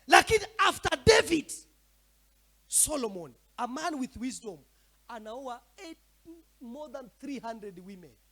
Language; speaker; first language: English; non-native, local second language; Swahili